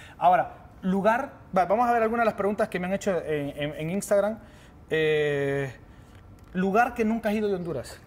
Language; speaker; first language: Spanish; native; Spanish